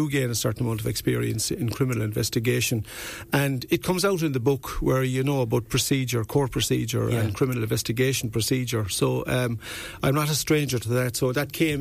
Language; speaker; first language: English; native; English